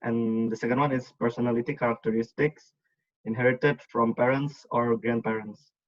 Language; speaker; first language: English; non-native, learner; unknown